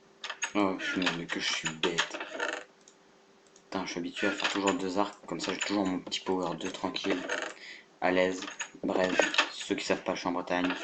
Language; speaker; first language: French; native; French